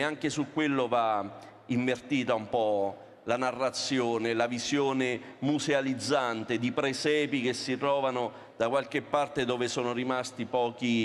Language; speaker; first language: Italian; native; Italian